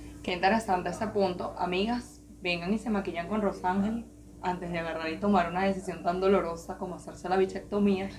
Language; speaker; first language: Spanish; native; Spanish